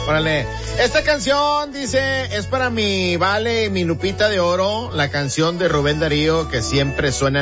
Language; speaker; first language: Spanish; native; Spanish